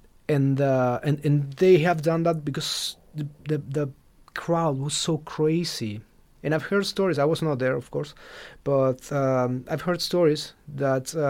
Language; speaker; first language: English; non-native, fluent; Spanish